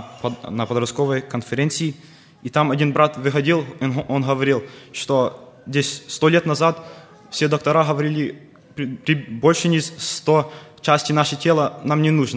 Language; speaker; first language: Russian; early bilingual, heritage; Russian